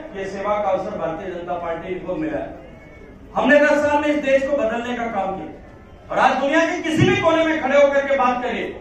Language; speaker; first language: Hindi; native; Hindi